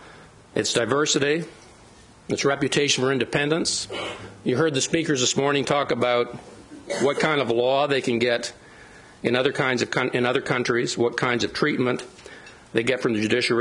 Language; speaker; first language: English; native; English